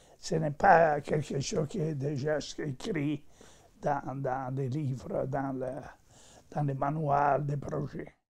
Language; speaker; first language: French; non-native, fluent; Italian